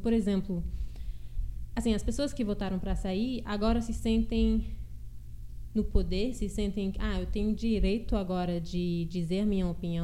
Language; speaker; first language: Portuguese; early bilingual, heritage; Portuguese